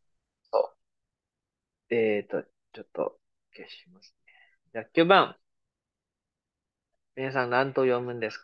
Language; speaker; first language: Japanese; non-native, fluent; Filipino